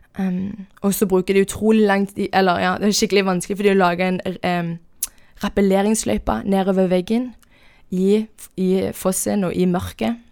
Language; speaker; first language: Norwegian; native; Norwegian